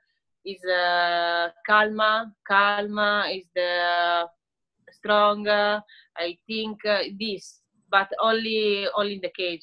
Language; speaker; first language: English; non-native, learner; Italian